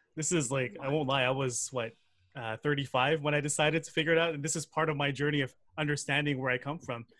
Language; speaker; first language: English; native; English